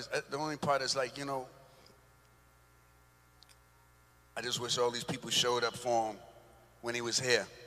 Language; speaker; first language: English; native; English